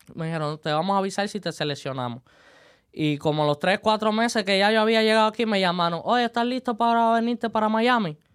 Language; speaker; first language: Spanish; native; Spanish